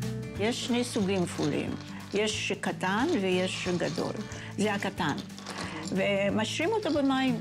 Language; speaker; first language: Hebrew; non-native, fluent; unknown